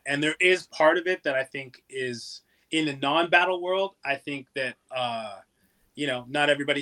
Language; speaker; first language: English; native; English